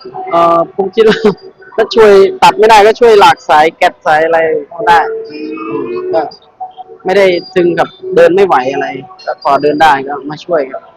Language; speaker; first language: Thai; non-native, fluent; Khmer